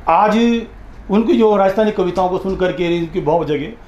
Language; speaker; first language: Hindi; native; Hindi